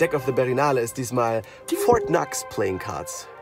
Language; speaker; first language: German; native; German